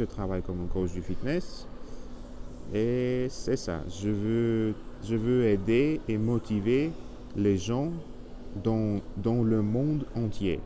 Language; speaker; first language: French; non-native, learner; Spanish